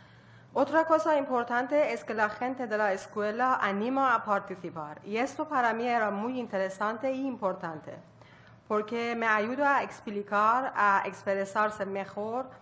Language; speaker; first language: Spanish; non-native, learner; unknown